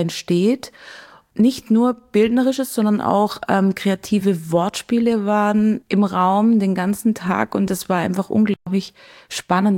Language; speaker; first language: German; native; German